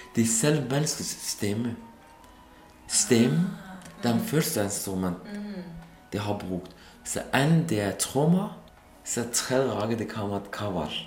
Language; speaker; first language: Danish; non-native, fluent; Kurdish